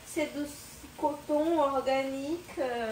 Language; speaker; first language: French; non-native, learner; Japanese